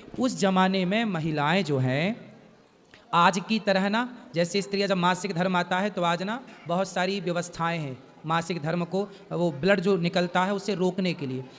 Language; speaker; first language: Hindi; native; Hindi